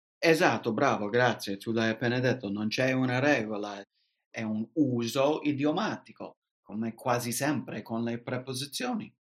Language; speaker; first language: Italian; non-native, fluent; English